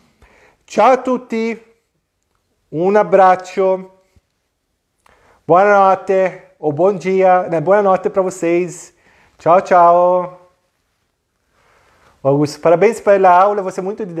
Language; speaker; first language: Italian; non-native, learner; Portuguese